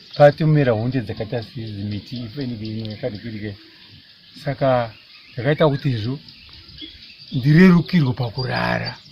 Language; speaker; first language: Shona; native; Shona